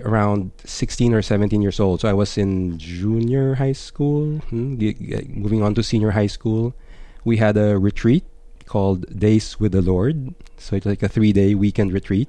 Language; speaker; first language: English; non-native, local second language; Filipino